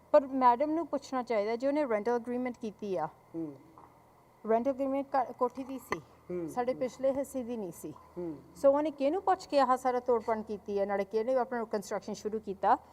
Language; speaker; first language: Punjabi; early bilingual, heritage; Punjabi